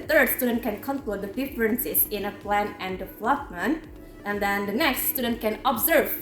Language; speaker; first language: English; non-native, fluent; Indonesian